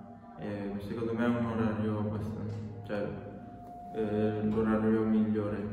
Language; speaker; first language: Italian; native; Italian